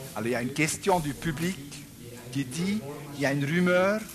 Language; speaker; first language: French; non-native, local second language; German